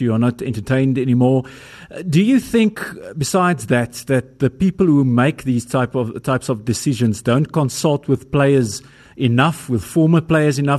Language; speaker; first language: English; non-native, local second language; Afrikaans